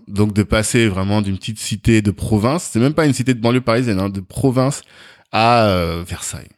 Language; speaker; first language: French; native; French